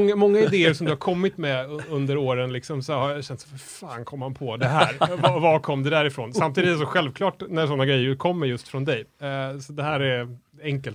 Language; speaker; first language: Swedish; native; Swedish